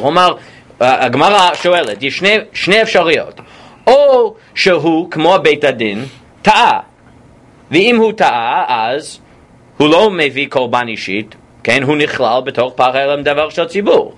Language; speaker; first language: Hebrew; non-native, fluent; English